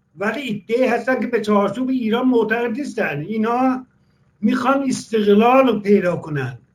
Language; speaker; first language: Persian; non-native, local second language; Azerbaijani